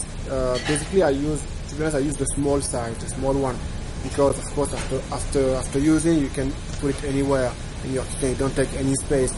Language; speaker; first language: English; non-native, fluent; French